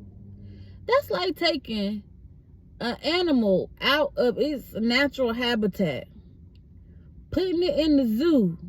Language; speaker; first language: English; native; English